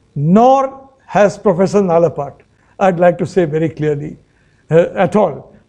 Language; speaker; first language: English; non-native, local second language; Malayalam